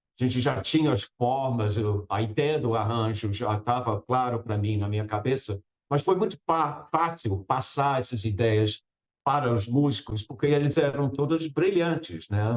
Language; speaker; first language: Portuguese; non-native, fluent; English